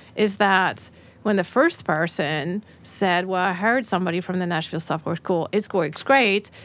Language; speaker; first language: English; non-native, fluent; French